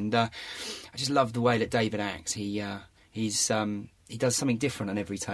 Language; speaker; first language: English; native; English